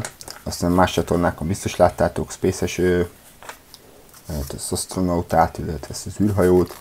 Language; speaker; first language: Hungarian; native; Hungarian